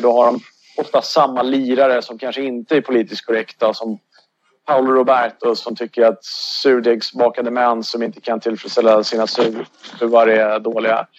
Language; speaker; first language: Swedish; native; Swedish